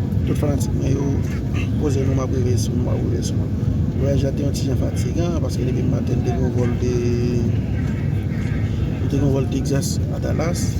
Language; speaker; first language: French; non-native, learner; Haitian Creole